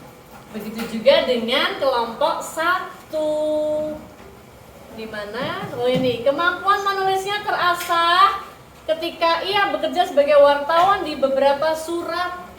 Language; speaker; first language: Indonesian; native; Indonesian